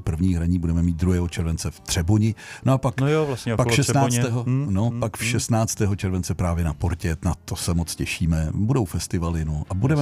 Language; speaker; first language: Czech; native; Czech